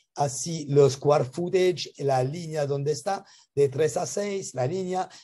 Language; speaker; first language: Spanish; non-native, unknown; French